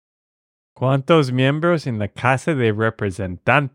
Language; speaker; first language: Spanish; non-native, fluent; English